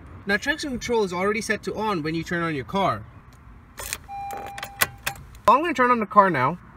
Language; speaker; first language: English; native; English